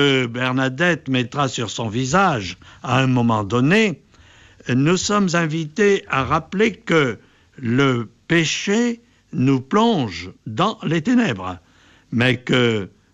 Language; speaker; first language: French; native; French